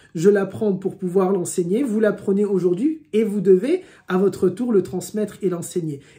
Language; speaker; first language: French; native; French